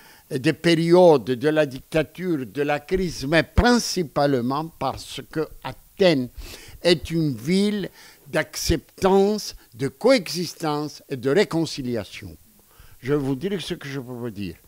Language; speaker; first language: French; non-native, fluent; Greek